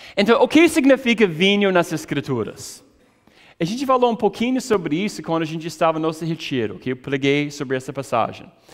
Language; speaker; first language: Portuguese; non-native, fluent; English